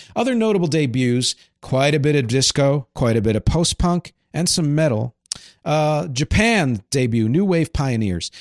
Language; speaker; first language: English; native; English